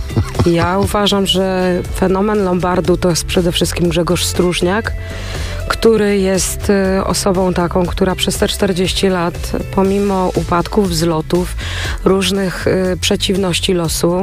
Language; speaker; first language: Polish; native; Polish